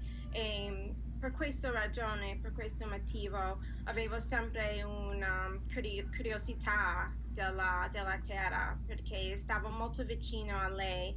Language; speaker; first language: Italian; non-native, learner; English